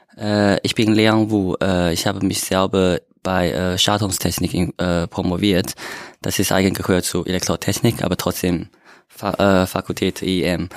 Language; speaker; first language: German; non-native, learner; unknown